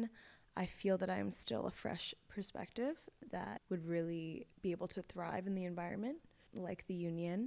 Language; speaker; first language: English; native; English